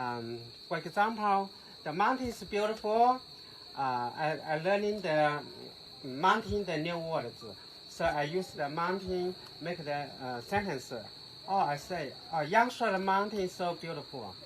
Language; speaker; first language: English; non-native, learner; Chinese